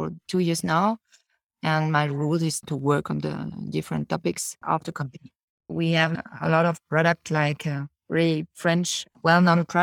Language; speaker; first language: English; non-native, fluent; French